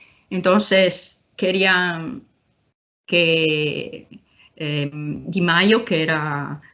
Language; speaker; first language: Spanish; non-native, fluent; Italian